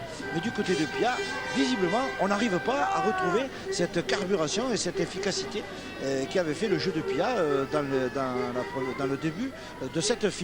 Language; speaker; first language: French; native; French